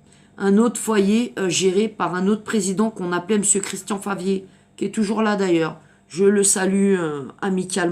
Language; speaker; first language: French; native; French